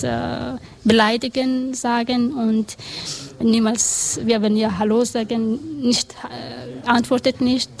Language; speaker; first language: German; non-native, learner; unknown